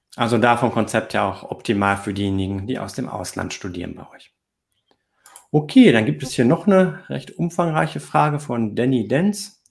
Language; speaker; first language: German; native; German